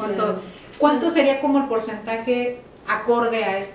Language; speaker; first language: Spanish; native; Spanish